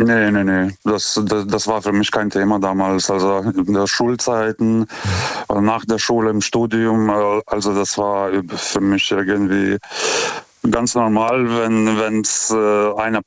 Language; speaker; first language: German; non-native, fluent; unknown